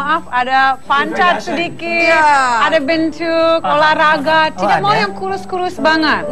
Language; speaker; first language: Indonesian; non-native, fluent; English